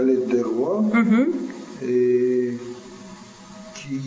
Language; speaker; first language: French; non-native, learner; Russian